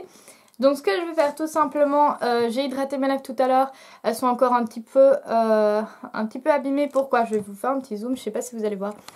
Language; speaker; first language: French; native; French